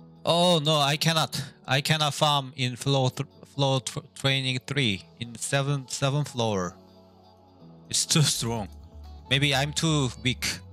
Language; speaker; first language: English; non-native, fluent; Korean